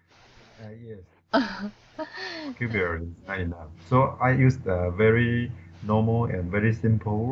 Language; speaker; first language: English; non-native, learner; Chinese